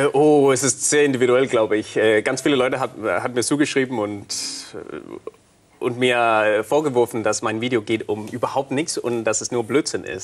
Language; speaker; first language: German; non-native, fluent; Danish